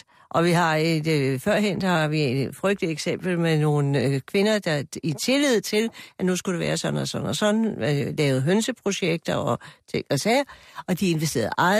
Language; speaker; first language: Danish; native; Danish